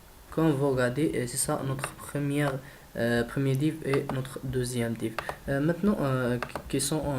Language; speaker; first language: French; non-native, learner; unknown